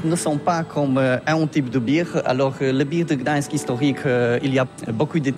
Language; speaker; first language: French; non-native, learner; Polish